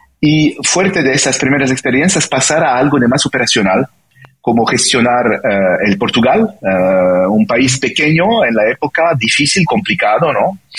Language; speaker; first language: Spanish; non-native, fluent; French